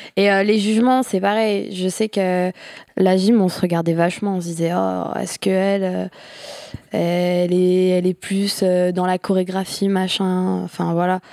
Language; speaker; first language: French; native; French